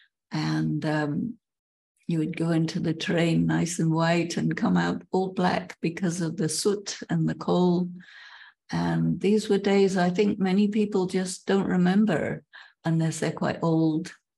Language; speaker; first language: English; native; English